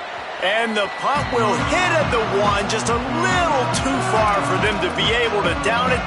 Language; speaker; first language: English; native; English